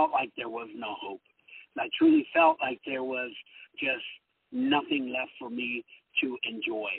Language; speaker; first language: English; early bilingual, other home language; Spanish